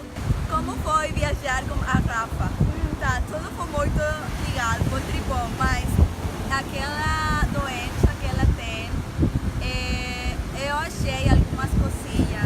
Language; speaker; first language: Portuguese; non-native, fluent; Spanish